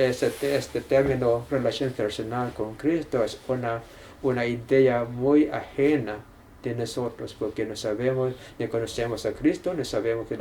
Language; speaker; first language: Spanish; non-native, learner; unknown